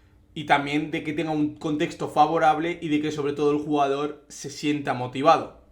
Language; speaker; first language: Spanish; native; Spanish